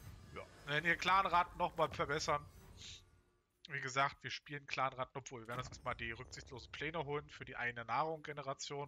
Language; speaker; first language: German; native; German